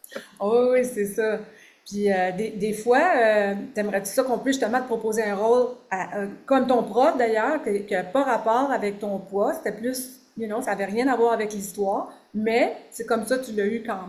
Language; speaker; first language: French; native; French